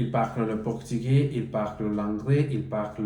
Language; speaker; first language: French; non-native, learner; Spanish